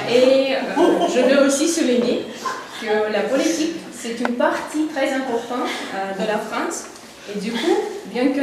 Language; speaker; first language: French; non-native, learner; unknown